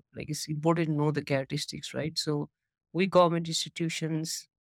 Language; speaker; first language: English; non-native, local second language; Nepali